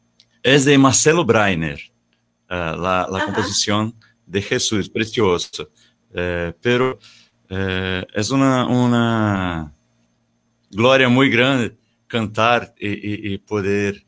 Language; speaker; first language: Spanish; non-native, learner; Portuguese